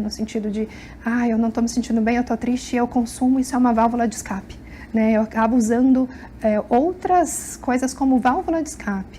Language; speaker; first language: Portuguese; native; Portuguese